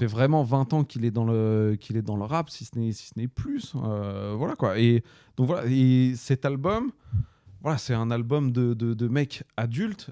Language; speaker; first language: French; native; French